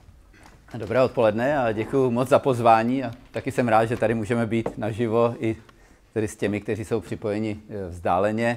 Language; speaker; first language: Czech; native; Czech